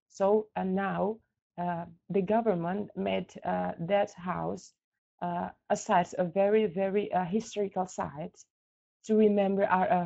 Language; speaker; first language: English; non-native, learner; Indonesian